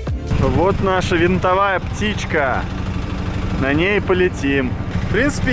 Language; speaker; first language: Russian; native; Russian